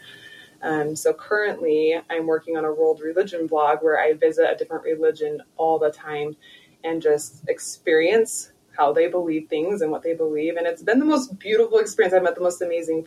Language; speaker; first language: English; native; English